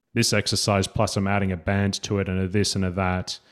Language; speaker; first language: English; native; English